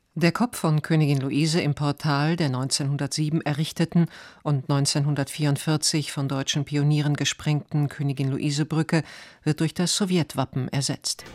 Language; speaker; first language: German; native; German